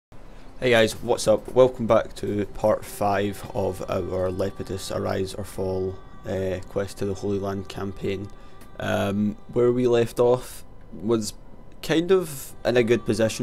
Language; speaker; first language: English; native; English